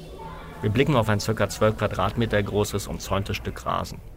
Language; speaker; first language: German; native; German